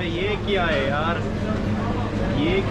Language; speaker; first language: Hindi; non-native, learner; Turkish